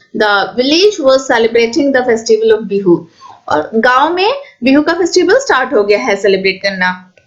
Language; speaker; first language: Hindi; non-native, local second language; Assamese